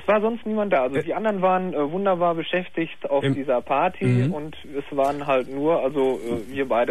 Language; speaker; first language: German; native; German